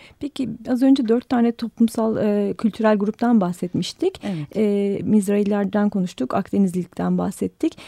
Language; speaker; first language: Turkish; native; Turkish